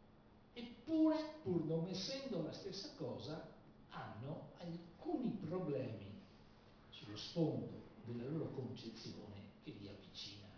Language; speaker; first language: Italian; native; Italian